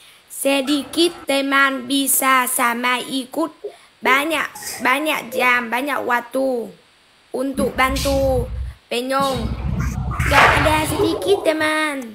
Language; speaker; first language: Indonesian; non-native, learner; Vietnamese